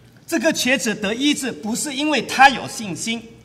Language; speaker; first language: Chinese; native; Chinese